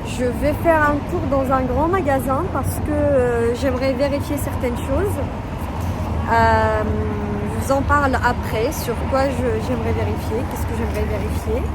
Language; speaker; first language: French; non-native, local second language; Arabic